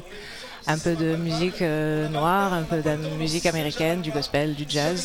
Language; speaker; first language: French; non-native, local second language; Arabic